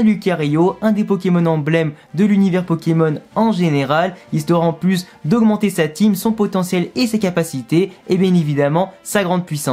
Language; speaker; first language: French; native; French